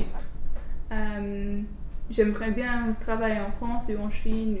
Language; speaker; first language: French; non-native, learner; English